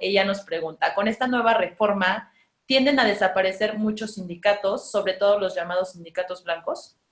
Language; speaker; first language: Spanish; native; Spanish